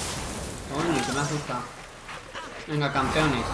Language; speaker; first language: Spanish; native; Spanish